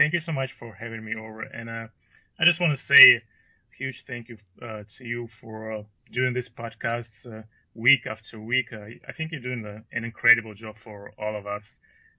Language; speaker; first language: English; non-native, fluent; Russian